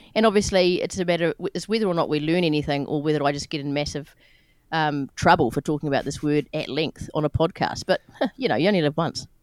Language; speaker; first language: English; native; English